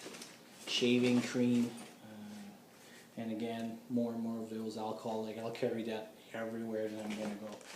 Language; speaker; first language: English; non-native, fluent; French